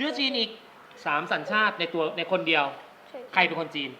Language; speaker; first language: Thai; native; Thai